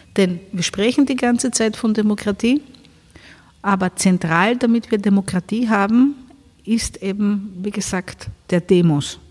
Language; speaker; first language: German; non-native, fluent; Greek